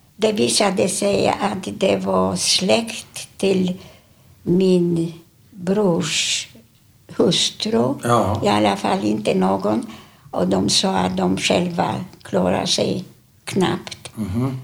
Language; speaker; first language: Swedish; non-native, fluent; Polish